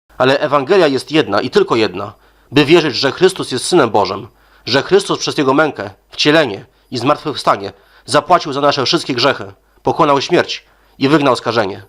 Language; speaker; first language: Polish; native; Polish